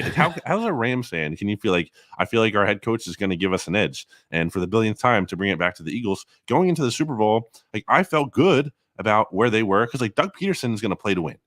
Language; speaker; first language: English; native; English